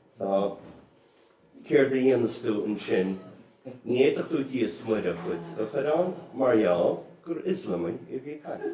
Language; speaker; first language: Irish; native; Irish